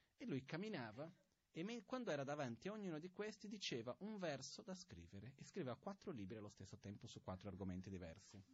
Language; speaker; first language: Italian; non-native, fluent; Portuguese